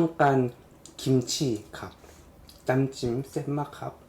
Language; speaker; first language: Thai; non-native, learner; Korean